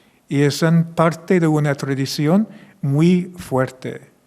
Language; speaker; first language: Spanish; non-native, fluent; English